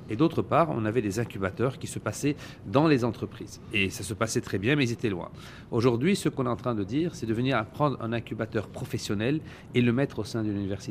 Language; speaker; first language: French; non-native, local second language; Arabic